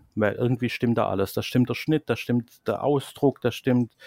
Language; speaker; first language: German; native; German